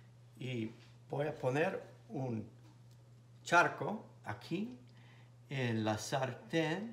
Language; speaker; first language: Spanish; non-native, fluent; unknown